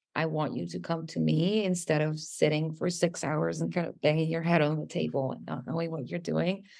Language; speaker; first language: English; non-native, fluent; Serbian